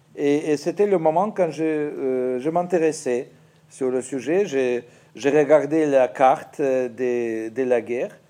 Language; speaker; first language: French; non-native, fluent; Ukrainian